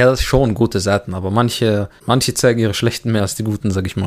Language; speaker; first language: German; early bilingual, other home language; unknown